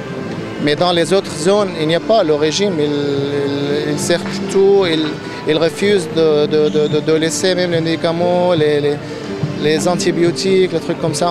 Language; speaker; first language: French; non-native, fluent; Arabic